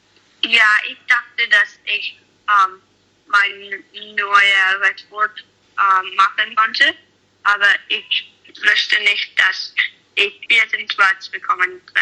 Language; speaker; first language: German; non-native, learner; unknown